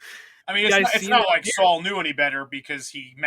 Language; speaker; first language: English; native; English